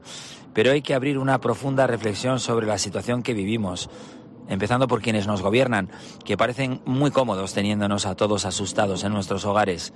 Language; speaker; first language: Spanish; native; Spanish